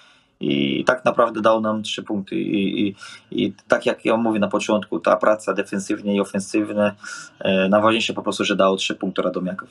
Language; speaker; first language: Polish; non-native, fluent; Portuguese